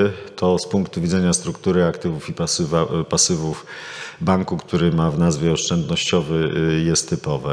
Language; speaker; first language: Polish; native; Polish